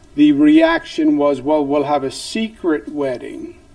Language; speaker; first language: English; native; English